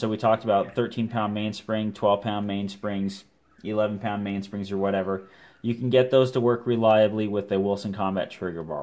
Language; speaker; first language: English; native; English